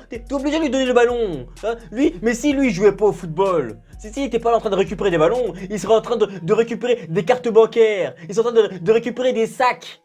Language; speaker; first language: French; native; French